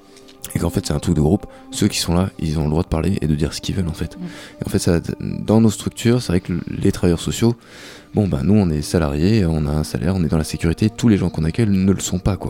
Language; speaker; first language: French; native; French